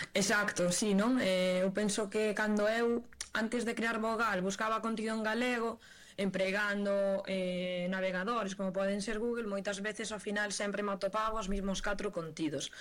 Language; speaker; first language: Galician; native; Galician